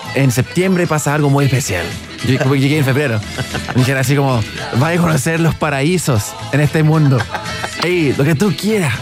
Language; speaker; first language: Spanish; non-native, fluent; English